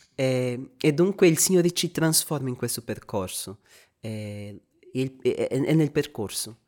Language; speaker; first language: Italian; non-native, fluent; Portuguese